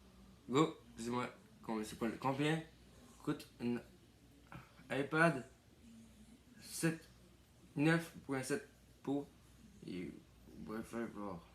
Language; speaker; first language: French; native; French